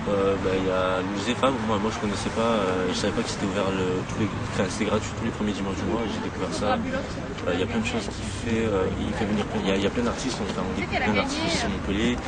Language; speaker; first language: French; native; French